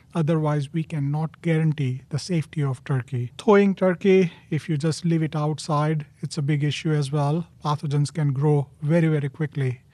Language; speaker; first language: English; non-native, local second language; Gujarati